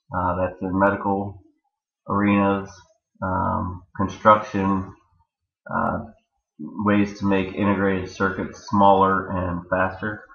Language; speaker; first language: English; native; English